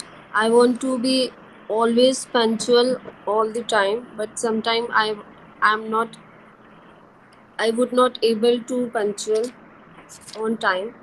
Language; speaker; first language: English; non-native, learner; Hindi